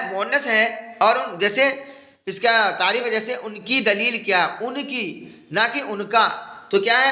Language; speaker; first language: Urdu; native; Urdu